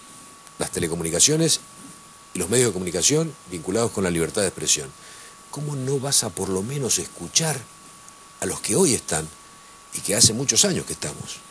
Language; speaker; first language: Spanish; native; Spanish